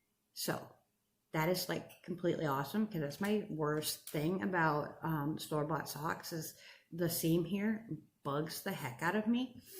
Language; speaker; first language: English; native; English